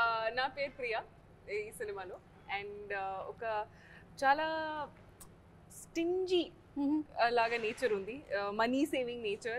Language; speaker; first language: Telugu; non-native, learner; Hindi